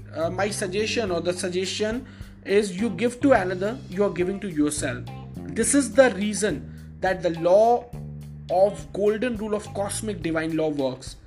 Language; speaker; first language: English; non-native, local second language; Hindi